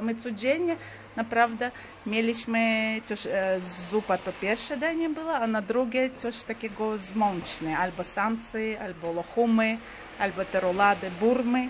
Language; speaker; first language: Polish; non-native, fluent; Crimean Tatar